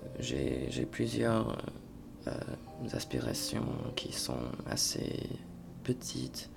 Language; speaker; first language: French; non-native, fluent; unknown